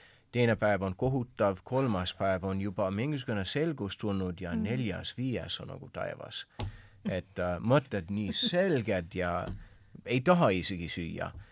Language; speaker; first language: Estonian; non-native, fluent; English